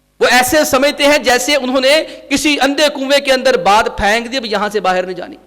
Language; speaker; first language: Urdu; non-native, local second language; Punjabi